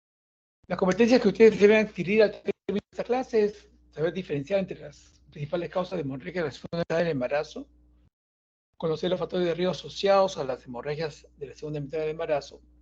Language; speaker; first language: Spanish; native; Spanish